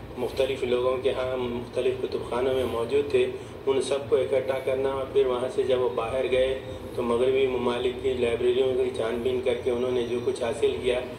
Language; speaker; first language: Urdu; native; Urdu